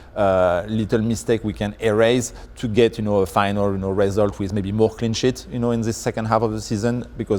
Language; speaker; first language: English; non-native, fluent; French